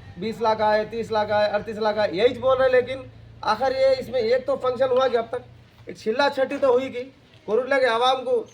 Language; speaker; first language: Hindi; native; Hindi